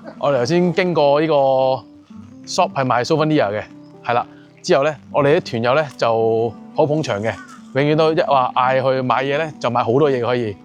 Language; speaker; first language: Cantonese; native; Cantonese